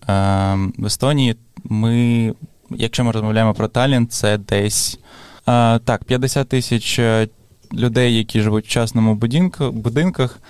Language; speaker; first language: Ukrainian; non-native, local second language; Russian